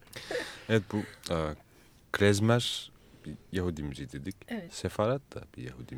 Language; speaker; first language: Turkish; native; Turkish